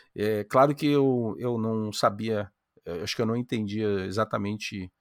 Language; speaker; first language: Portuguese; native; Portuguese